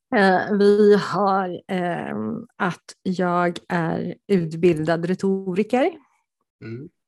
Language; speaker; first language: Swedish; early bilingual, other home language; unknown